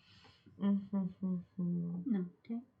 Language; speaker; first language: English; native; English